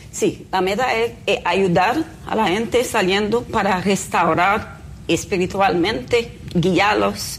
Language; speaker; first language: Spanish; non-native, fluent; Haitian Creole